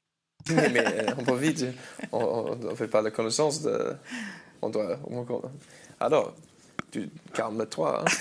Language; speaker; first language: French; non-native, learner; English